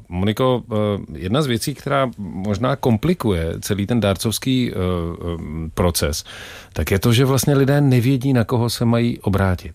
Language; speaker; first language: Czech; native; Czech